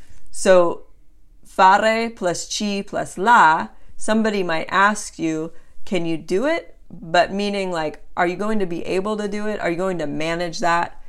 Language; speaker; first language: English; native; English